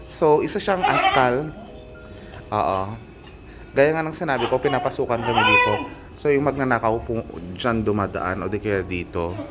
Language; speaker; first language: Filipino; non-native, local second language; Iloko